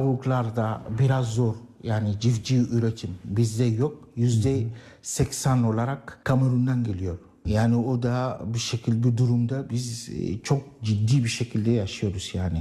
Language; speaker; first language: Turkish; non-native, learner; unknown